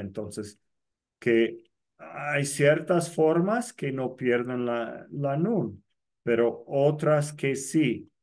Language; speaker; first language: Spanish; non-native, fluent; English